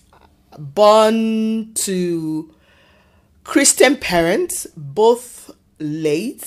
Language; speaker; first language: English; non-native, local second language; Yoruba